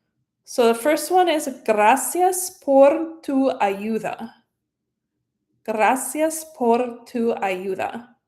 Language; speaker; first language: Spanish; non-native, fluent; English